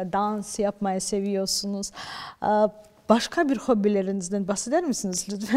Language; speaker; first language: Turkish; non-native, fluent; Ukrainian